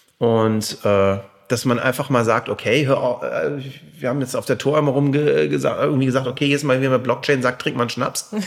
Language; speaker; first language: German; native; German